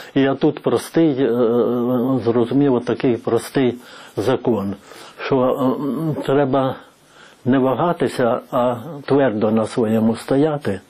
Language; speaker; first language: Ukrainian; native; Ukrainian